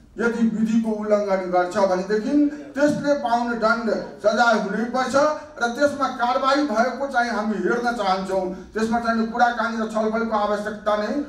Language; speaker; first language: Nepali; non-native, local second language; Maithili